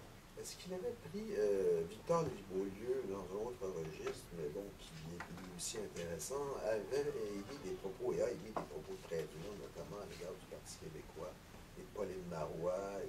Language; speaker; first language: French; native; French